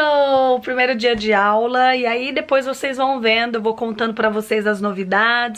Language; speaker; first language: Portuguese; native; Portuguese